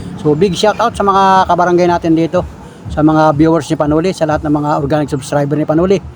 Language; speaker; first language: Filipino; native; Filipino